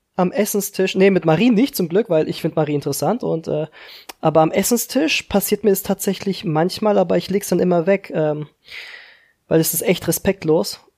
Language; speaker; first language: German; early bilingual, other home language; Czech